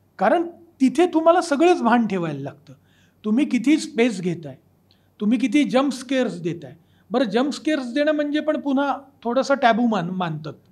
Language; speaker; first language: Marathi; native; Marathi